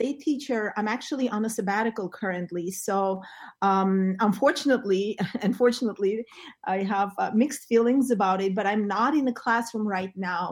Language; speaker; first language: English; non-native, fluent; Armenian